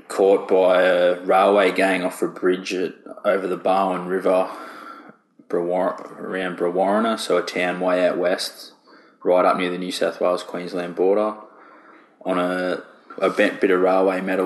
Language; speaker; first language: English; native; English